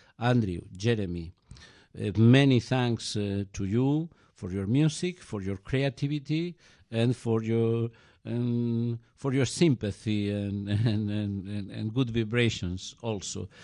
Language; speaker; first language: English; non-native, learner; Galician